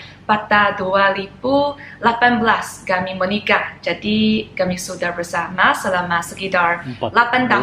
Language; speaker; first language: Indonesian; non-native, fluent; Chinese